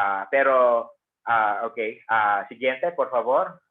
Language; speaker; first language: Spanish; non-native, fluent; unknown